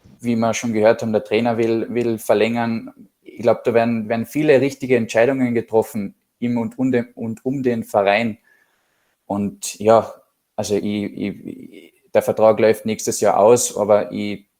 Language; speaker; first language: German; native; German